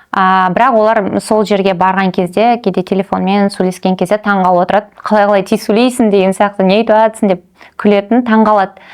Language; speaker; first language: Kazakh; non-native, local second language; Russian